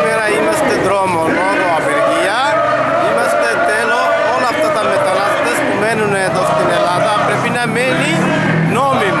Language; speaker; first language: Greek; non-native, learner; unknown